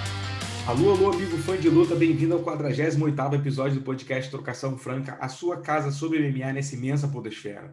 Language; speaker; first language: Portuguese; native; Portuguese